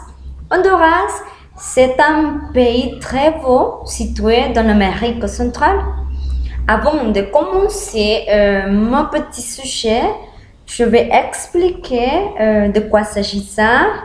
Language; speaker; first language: French; non-native, learner; Spanish